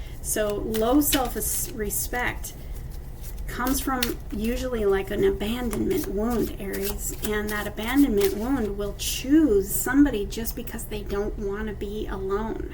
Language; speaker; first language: English; native; English